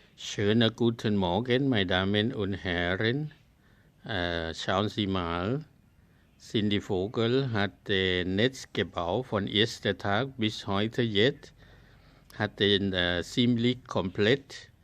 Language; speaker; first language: German; non-native, learner; Thai